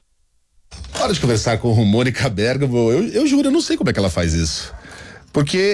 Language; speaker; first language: Portuguese; native; Portuguese